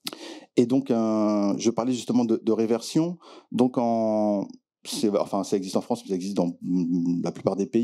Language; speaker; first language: French; native; French